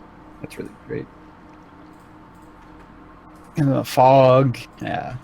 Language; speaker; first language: English; native; English